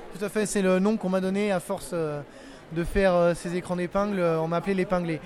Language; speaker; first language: French; native; French